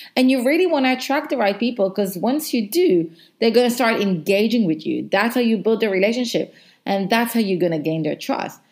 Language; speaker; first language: English; non-native, fluent; Hebrew